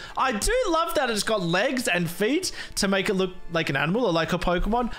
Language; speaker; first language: English; native; English